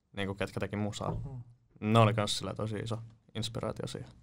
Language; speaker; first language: Finnish; native; Finnish